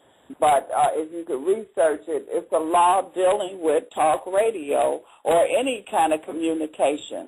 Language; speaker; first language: English; native; English